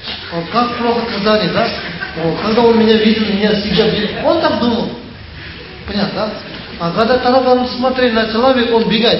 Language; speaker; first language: Russian; non-native, learner; Tibetan